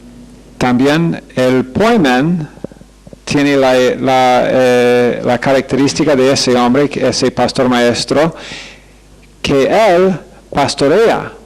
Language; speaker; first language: Spanish; non-native, fluent; English